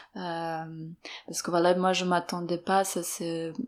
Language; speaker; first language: French; non-native, fluent; Serbian